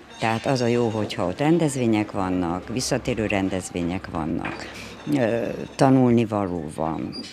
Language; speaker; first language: Hungarian; native; Hungarian